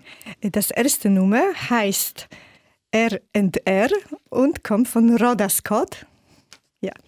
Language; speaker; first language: German; non-native, fluent; Polish